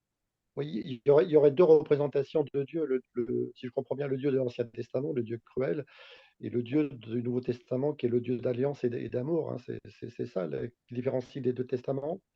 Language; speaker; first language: French; native; French